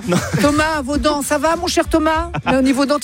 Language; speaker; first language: French; native; French